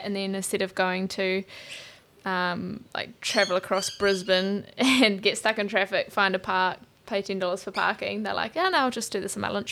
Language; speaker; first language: English; native; English